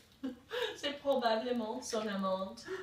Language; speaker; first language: French; non-native, learner; English